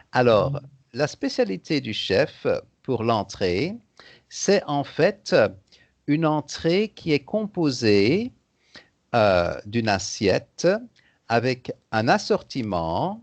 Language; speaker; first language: French; native; French